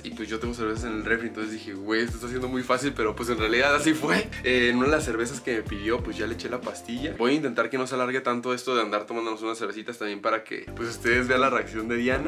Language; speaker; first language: Spanish; native; Spanish